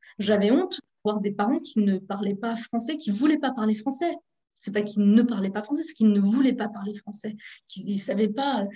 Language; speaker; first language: French; early bilingual, other home language; Turkish